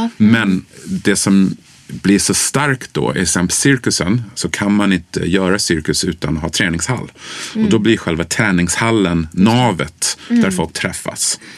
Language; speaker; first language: Swedish; early bilingual, other home language; English